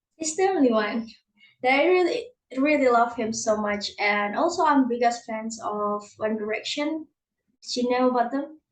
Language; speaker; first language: English; non-native, learner; Indonesian